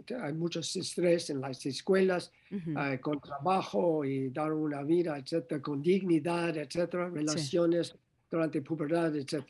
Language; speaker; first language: Spanish; non-native, learner; English